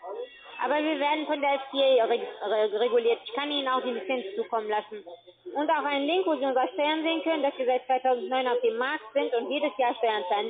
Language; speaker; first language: German; non-native, fluent; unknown